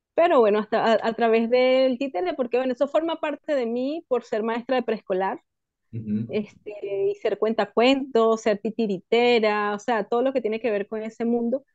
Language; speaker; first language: Spanish; native; Spanish